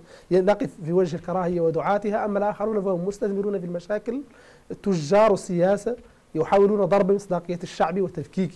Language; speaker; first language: Arabic; native; Arabic